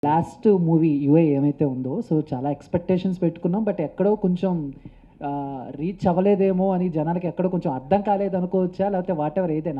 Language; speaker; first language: Telugu; native; Telugu